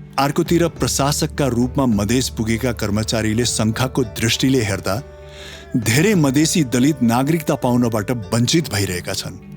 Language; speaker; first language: Nepali; native; Nepali